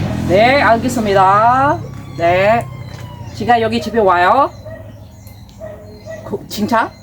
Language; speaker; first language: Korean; non-native, learner; Filipino